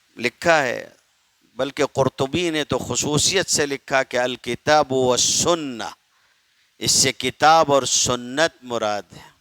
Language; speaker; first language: Urdu; native; Urdu